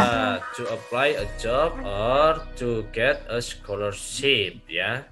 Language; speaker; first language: English; non-native, learner; Indonesian